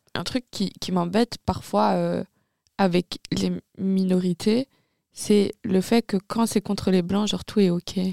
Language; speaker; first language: French; native; French